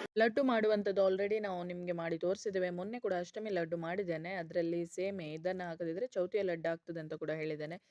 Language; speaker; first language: Kannada; non-native, local second language; Konkani